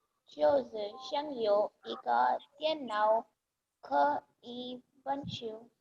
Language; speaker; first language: Chinese; non-native, learner; Urdu